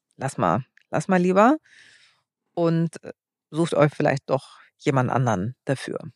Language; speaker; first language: German; early bilingual, other home language; Greek